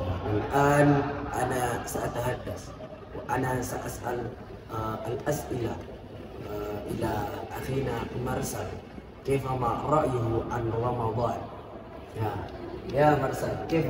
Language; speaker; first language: Arabic; non-native, learner; Indonesian